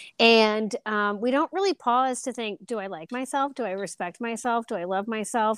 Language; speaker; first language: English; native; English